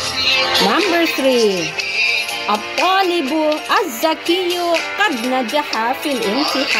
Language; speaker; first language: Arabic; non-native, fluent; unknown